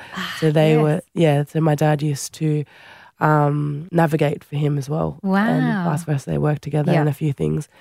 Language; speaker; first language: English; native; English